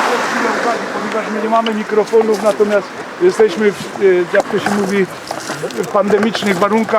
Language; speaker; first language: Polish; native; Polish